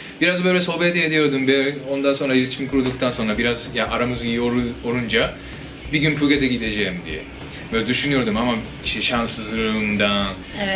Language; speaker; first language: Turkish; non-native, fluent; Japanese